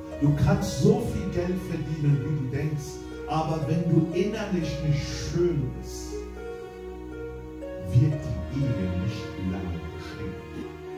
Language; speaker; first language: German; non-native, fluent; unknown